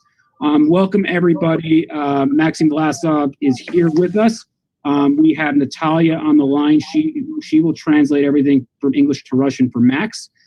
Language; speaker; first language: English; native; English